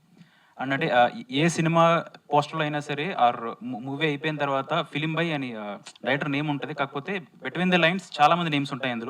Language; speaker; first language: Telugu; native; Telugu